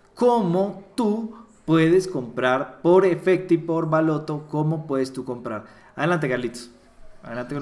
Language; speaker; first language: Spanish; native; Spanish